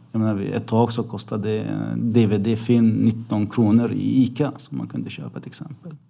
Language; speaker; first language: Swedish; early bilingual, other home language; Arabic